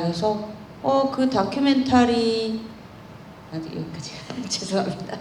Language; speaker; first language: Korean; native; Korean